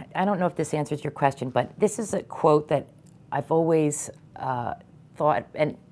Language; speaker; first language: English; native; English